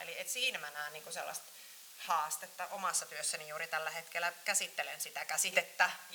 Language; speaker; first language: Finnish; native; Finnish